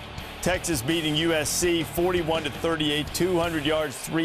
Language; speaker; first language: English; native; English